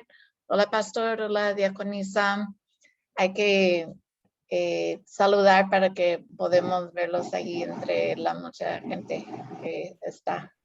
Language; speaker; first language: Spanish; non-native, fluent; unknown